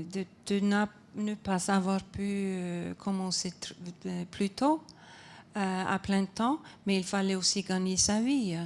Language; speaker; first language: French; non-native, fluent; Icelandic